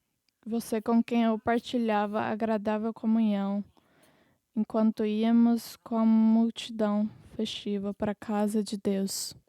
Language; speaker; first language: Portuguese; non-native, fluent; English